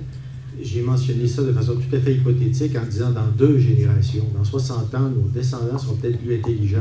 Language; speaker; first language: French; native; French